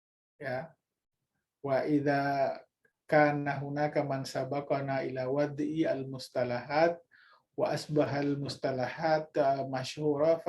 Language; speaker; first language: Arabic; non-native, fluent; Indonesian